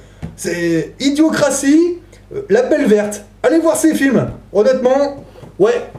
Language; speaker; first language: French; native; French